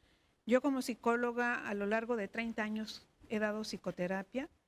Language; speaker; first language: Spanish; native; Spanish